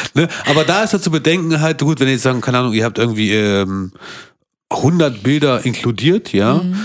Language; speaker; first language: German; early bilingual, other home language; Albanian